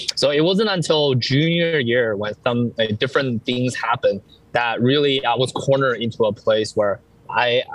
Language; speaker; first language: English; early bilingual, other home language; Chinese